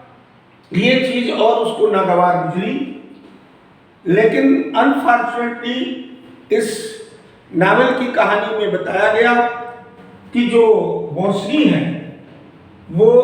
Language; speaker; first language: Hindi; native; Hindi